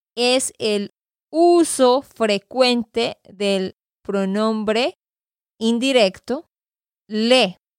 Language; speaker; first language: Spanish; native; Spanish